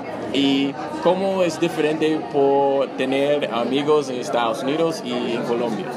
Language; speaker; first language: Spanish; non-native, learner; English